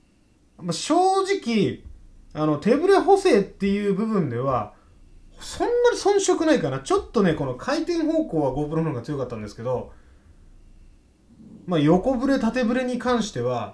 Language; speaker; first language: Japanese; native; Japanese